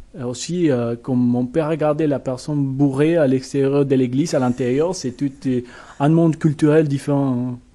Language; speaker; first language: French; non-native, learner; Spanish